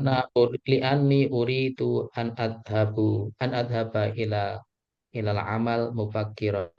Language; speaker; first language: Arabic; non-native, learner; Indonesian